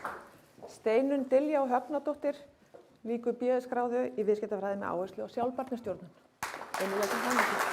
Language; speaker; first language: Icelandic; native; Icelandic